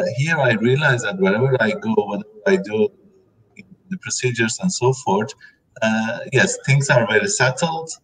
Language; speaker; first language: English; non-native, fluent; Turkish